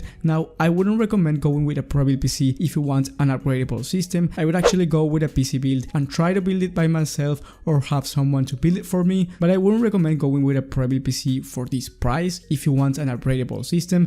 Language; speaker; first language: English; non-native, fluent; Spanish